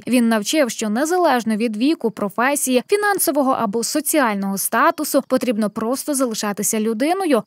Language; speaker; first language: Ukrainian; native; Ukrainian